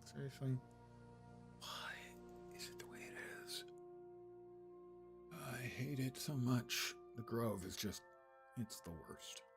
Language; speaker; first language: English; native; English